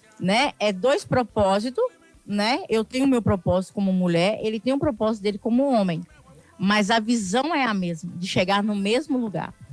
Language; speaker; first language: Portuguese; native; Portuguese